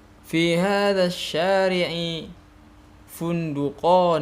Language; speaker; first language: Arabic; non-native, learner; Indonesian